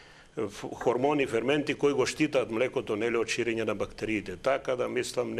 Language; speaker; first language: Macedonian; native; Macedonian